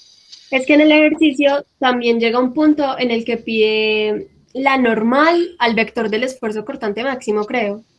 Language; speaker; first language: Spanish; native; Spanish